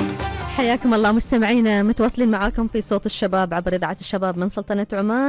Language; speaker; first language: Arabic; native; Arabic